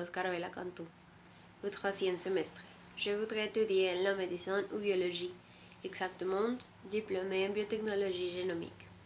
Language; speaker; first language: French; non-native, learner; Spanish